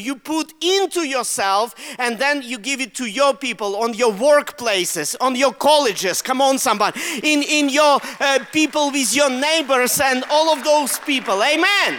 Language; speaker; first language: English; non-native, fluent; Russian